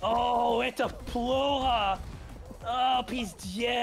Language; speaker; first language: Russian; non-native, learner; English